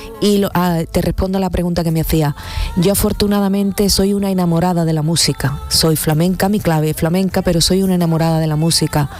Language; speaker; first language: Spanish; native; Spanish